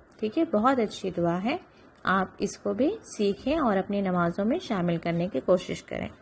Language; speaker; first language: Urdu; native; Urdu